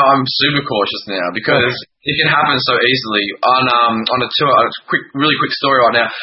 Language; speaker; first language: English; native; English